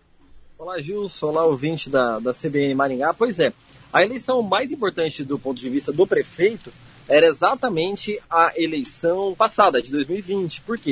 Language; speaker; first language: Portuguese; native; Portuguese